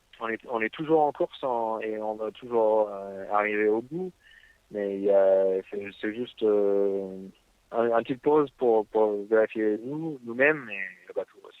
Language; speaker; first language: French; non-native, fluent; English